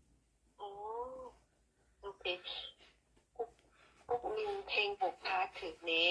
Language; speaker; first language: Korean; non-native, learner; Thai